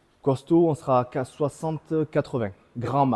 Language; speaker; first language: French; native; French